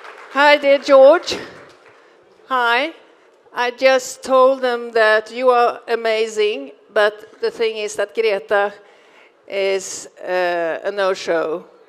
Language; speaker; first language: English; non-native, fluent; Swedish